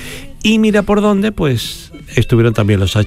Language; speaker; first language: Spanish; native; Spanish